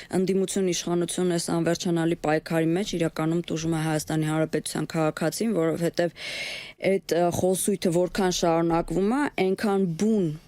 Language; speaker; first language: Armenian; native; Armenian